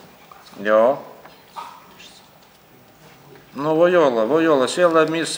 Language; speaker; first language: Finnish; non-native, local second language; Russian